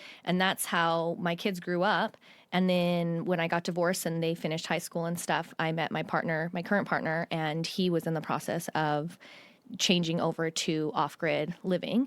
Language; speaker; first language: English; native; English